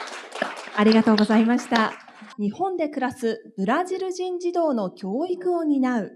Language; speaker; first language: Japanese; native; Japanese